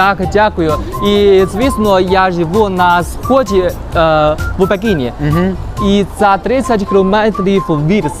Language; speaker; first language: Ukrainian; non-native, learner; Chinese